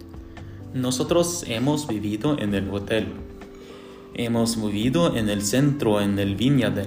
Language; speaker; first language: Spanish; non-native, learner; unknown